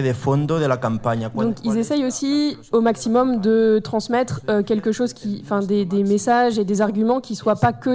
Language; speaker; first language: French; native; French